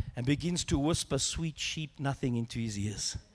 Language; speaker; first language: English; native; English